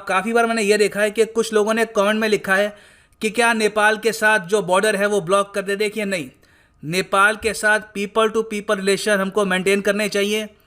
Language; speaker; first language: Hindi; native; Hindi